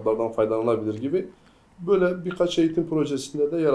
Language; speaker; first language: Turkish; native; Turkish